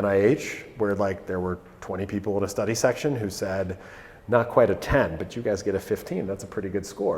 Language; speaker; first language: English; native; English